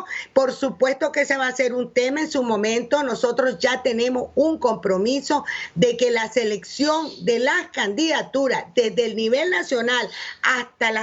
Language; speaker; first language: Spanish; native; Spanish